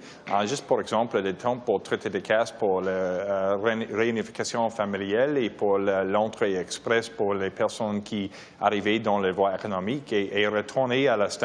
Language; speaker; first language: French; non-native, learner; English